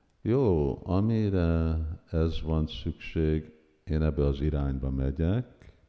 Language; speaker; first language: Hungarian; early bilingual, heritage; Hungarian